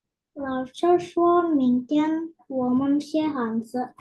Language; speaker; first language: Chinese; non-native, learner; Indonesian